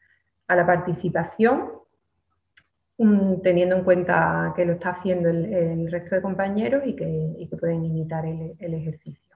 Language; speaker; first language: Spanish; native; Spanish